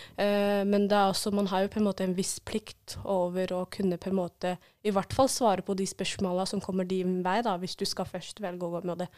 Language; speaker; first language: Norwegian; early bilingual, other home language; Somali